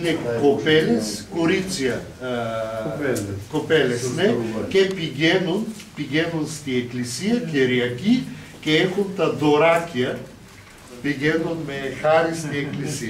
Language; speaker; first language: Greek; non-native, learner; Bulgarian